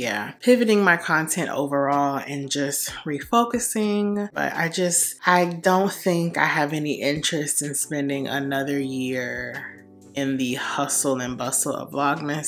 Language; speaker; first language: English; native; English